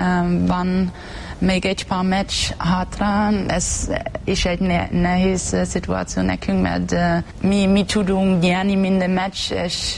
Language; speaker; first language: Hungarian; non-native, learner; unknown